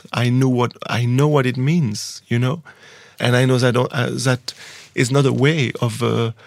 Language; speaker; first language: English; non-native, fluent; French